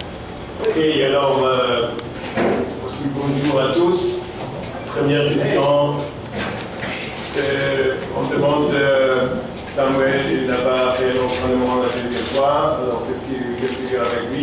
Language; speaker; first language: French; non-native, fluent; German